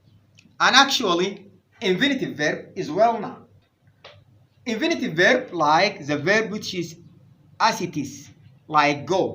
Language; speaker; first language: English; non-native, fluent; Arabic